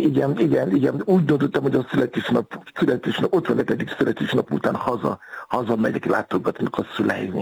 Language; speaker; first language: Hungarian; non-native, fluent; Yoruba